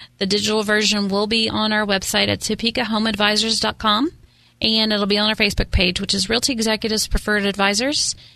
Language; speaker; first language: English; native; English